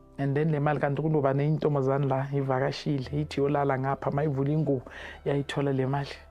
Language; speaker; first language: Zulu; non-native, local second language; Tsonga